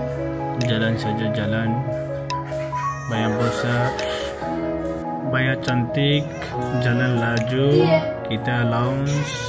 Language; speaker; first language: Indonesian; non-native, learner; Bangla